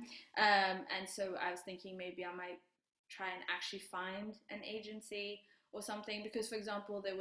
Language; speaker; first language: English; non-native, local second language; Kinyarwanda